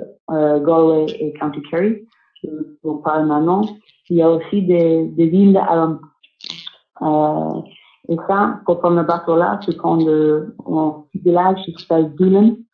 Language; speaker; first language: French; non-native, fluent; English